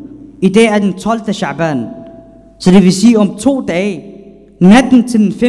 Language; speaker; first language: Danish; non-native, fluent; Arabic